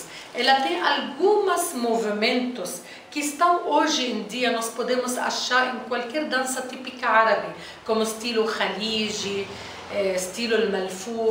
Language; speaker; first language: Portuguese; non-native, fluent; Arabic